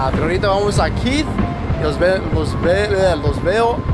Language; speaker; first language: Spanish; early bilingual, heritage; Spanish